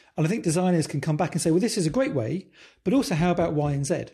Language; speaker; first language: English; native; English